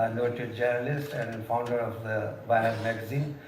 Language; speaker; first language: English; non-native, local second language; Hindi